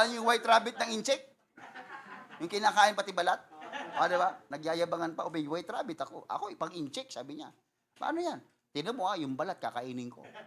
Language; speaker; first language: Filipino; non-native, local second language; Cebuano